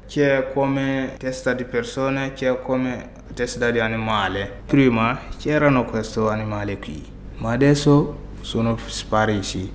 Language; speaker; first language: Italian; non-native, learner; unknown